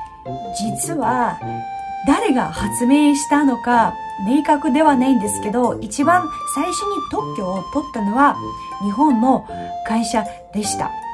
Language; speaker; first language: Japanese; non-native, fluent; Russian